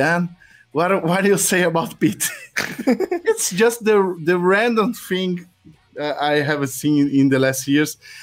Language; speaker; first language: English; non-native, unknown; Portuguese